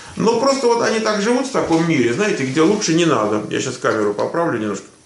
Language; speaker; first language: Russian; native; Russian